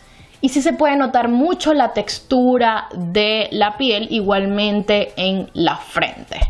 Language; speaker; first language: Spanish; native; Spanish